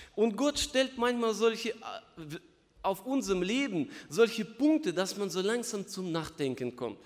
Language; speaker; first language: German; non-native, fluent; Russian